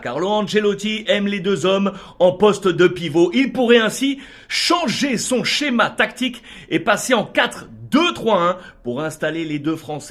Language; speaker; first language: French; native; French